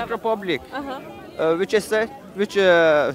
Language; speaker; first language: English; non-native, learner; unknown